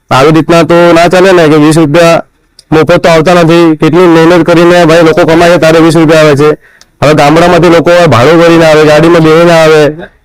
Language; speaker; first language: Gujarati; non-native, local second language; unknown